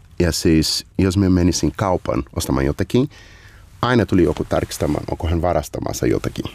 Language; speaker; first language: Finnish; non-native, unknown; Portuguese